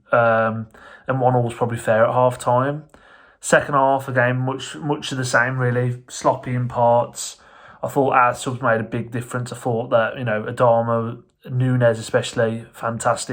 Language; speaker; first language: English; native; English